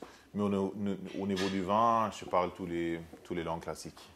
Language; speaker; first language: French; non-native, fluent; Swedish